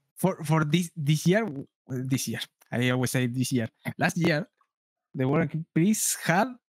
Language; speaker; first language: English; non-native, learner; Spanish